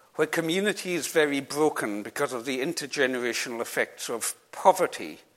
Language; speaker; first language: English; native; English